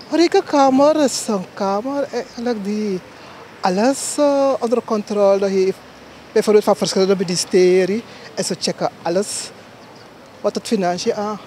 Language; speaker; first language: Dutch; native; Dutch